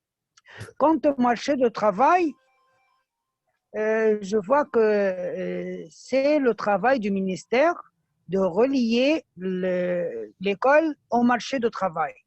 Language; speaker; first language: French; non-native, fluent; Arabic